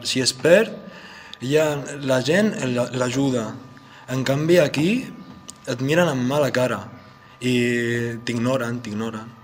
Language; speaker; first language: Catalan; early bilingual, other home language; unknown